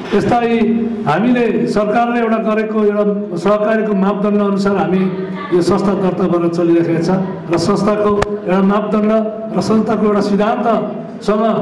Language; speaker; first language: Nepali; native; Nepali